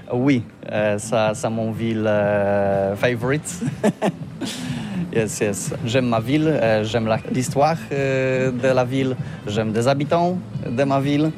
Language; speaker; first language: French; non-native, learner; Polish